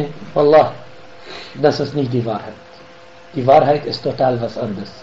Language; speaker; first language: German; non-native, fluent; Arabic